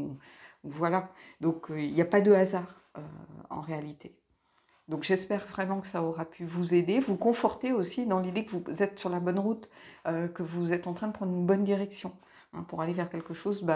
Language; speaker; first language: French; native; French